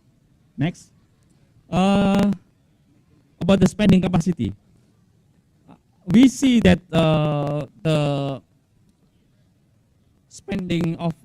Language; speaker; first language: English; non-native, fluent; Indonesian